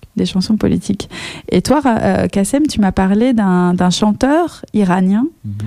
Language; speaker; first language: French; native; French